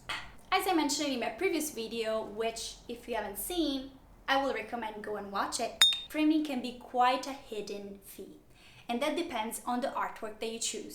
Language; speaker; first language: English; non-native, fluent; Italian